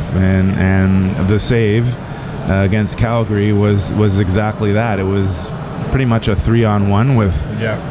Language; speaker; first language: English; native; English